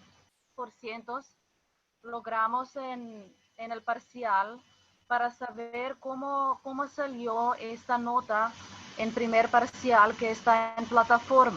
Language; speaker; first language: Spanish; non-native, fluent; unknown